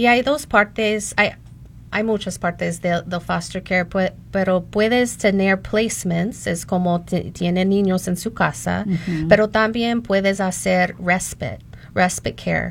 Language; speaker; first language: Spanish; non-native, learner; English